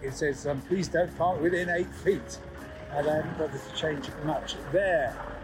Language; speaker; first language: English; native; English